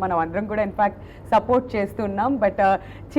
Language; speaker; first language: Telugu; native; Telugu